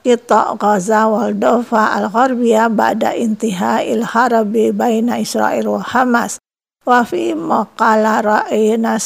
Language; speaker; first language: Arabic; non-native, learner; Indonesian